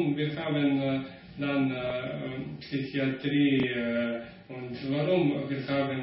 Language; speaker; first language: German; non-native, learner; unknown